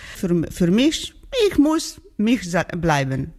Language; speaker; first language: German; non-native, learner; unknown